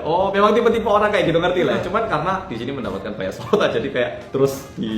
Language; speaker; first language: Indonesian; native; Indonesian